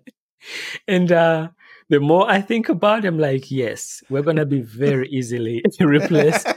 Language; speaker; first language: English; non-native, local second language; Ganda